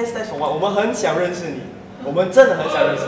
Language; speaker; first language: Chinese; native; Chinese